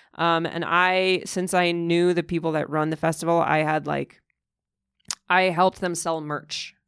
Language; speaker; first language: English; early bilingual, other home language; Russian